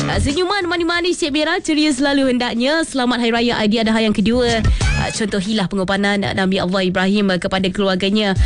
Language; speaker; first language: Malay; native; Malay